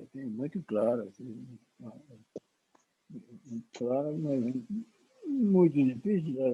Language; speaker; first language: Portuguese; non-native, fluent; Spanish